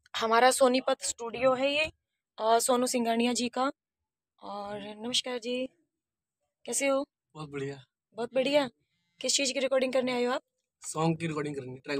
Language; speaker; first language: Hindi; native; Hindi